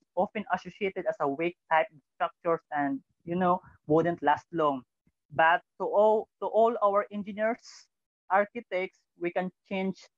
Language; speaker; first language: English; non-native, local second language; Cebuano